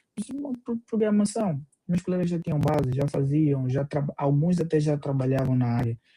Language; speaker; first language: Portuguese; native; Portuguese